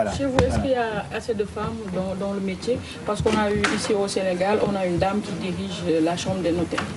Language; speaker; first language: French; non-native, local second language; Wolof